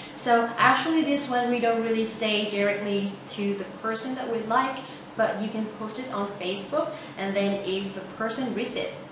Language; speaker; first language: English; non-native, fluent; Vietnamese